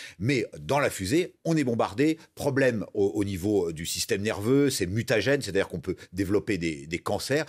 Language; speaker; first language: French; native; French